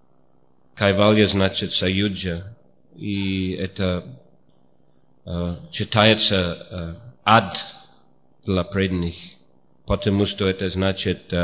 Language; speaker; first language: Russian; non-native, fluent; English